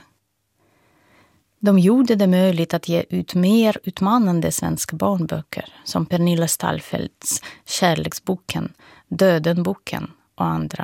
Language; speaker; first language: Swedish; non-native, fluent; Russian